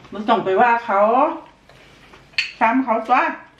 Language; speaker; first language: Thai; native; Thai